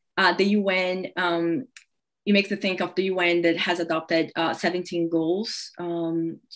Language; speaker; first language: English; non-native, fluent; Portuguese